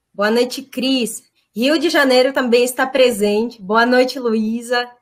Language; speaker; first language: Portuguese; non-native, fluent; Russian